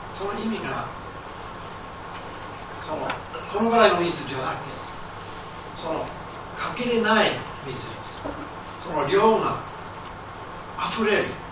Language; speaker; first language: Japanese; non-native, fluent; English